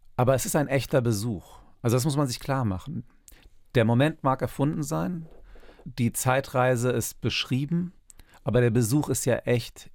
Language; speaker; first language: German; early bilingual, other home language; Turkish